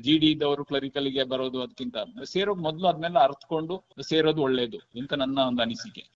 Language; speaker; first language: Kannada; non-native, local second language; Kodava